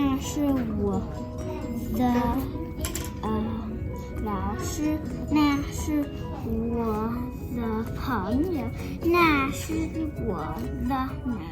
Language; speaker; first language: Chinese; non-native, learner; English